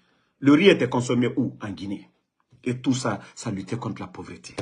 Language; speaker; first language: French; non-native, local second language; Mandingo